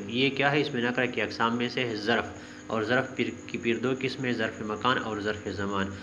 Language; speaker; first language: Urdu; non-native, local second language; Pashto